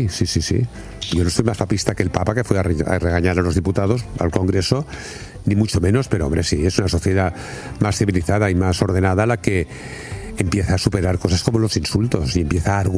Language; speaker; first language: Spanish; native; Spanish